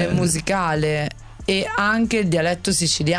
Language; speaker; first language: Italian; native; Italian